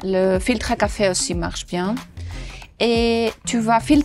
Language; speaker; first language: French; non-native, local second language; Dutch